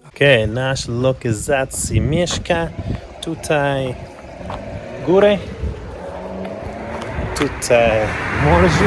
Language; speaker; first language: Polish; non-native, learner; English